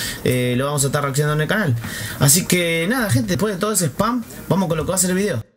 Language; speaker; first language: Spanish; native; Spanish